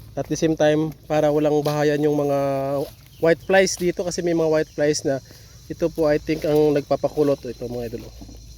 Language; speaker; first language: Filipino; native; Filipino